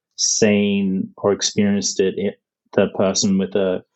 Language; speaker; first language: English; native; English